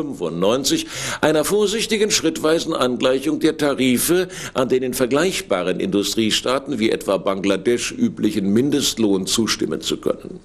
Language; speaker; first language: German; native; German